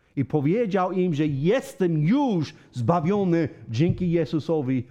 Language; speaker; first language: Polish; non-native, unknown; English